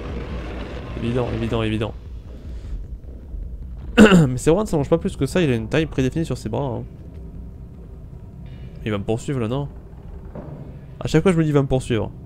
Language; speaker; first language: French; native; French